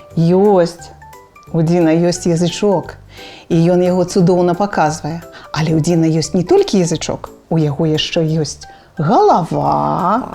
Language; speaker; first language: Belarusian; non-native, local second language; Russian